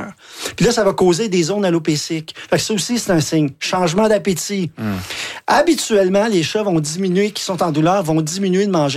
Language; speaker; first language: French; native; French